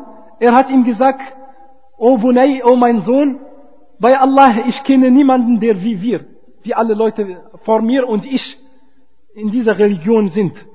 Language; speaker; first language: German; non-native, fluent; Arabic